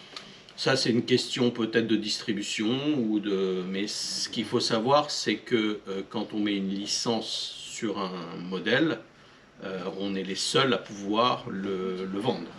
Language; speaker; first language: French; native; French